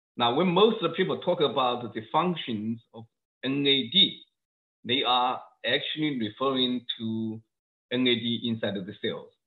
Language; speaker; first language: English; non-native, fluent; Chinese